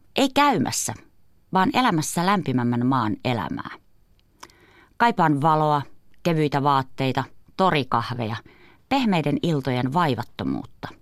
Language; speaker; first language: Finnish; native; Finnish